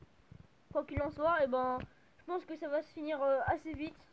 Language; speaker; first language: French; native; French